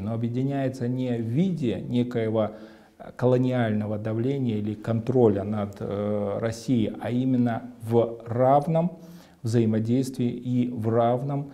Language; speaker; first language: Russian; native; Russian